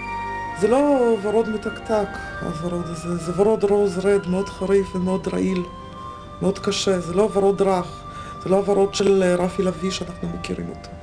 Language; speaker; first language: Hebrew; native; Hebrew